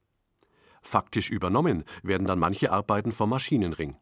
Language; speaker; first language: German; native; German